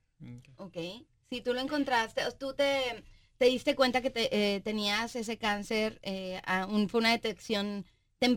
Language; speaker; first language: Spanish; native; Spanish